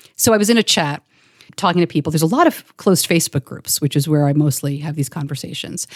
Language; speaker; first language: English; native; English